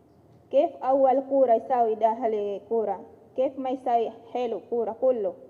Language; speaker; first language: Arabic; non-native, learner; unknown